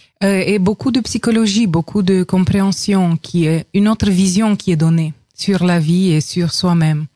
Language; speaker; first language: French; non-native, fluent; Romanian